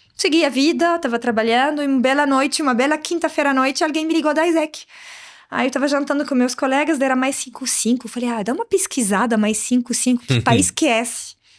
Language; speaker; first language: Portuguese; non-native, fluent; Arabic